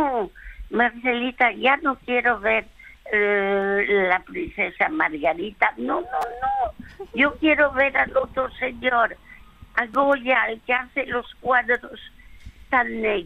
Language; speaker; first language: Spanish; early bilingual, other home language; French